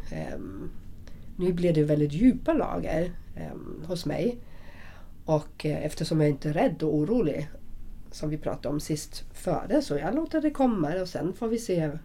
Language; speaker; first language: Swedish; non-native, fluent; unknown